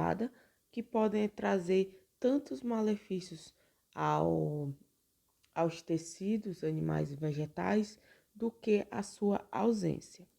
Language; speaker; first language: Portuguese; native; Portuguese